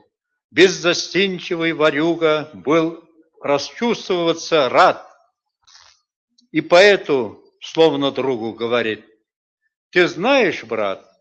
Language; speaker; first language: Russian; non-native, local second language; Bashkir